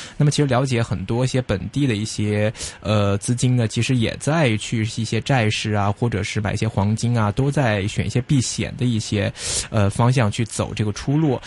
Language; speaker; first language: Chinese; non-native, local second language; Cantonese